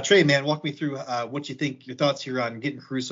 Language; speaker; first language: English; native; English